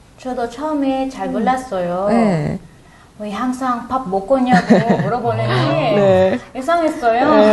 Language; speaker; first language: Korean; non-native, learner; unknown